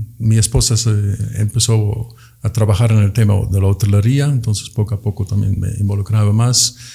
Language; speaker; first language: Spanish; non-native, fluent; Dutch